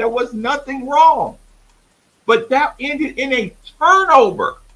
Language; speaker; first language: English; native; English